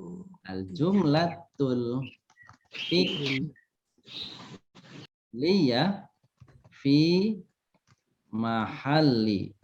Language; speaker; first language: Arabic; non-native, fluent; Indonesian